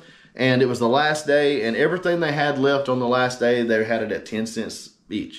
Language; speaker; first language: English; native; English